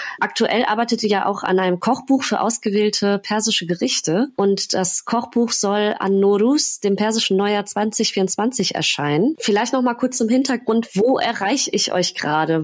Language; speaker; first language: German; early bilingual, other home language; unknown